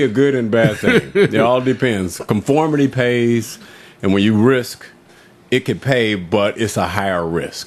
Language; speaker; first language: English; native; English